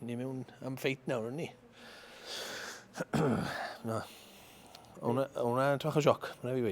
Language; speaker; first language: Welsh; native; Welsh